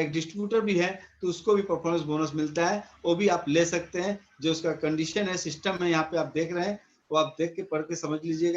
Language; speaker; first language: Hindi; native; Hindi